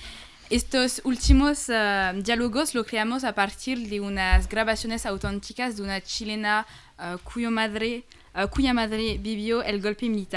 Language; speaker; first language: Spanish; non-native, learner; French